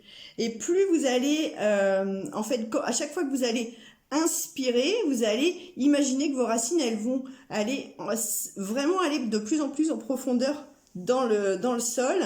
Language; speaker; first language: French; native; French